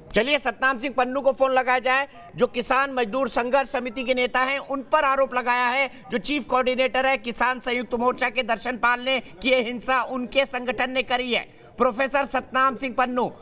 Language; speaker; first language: Hindi; native; Hindi